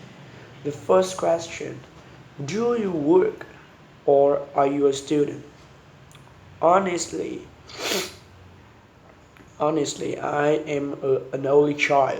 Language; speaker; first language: English; non-native, learner; Vietnamese